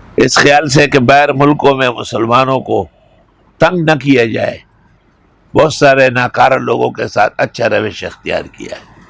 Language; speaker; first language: Urdu; non-native, local second language; Pashto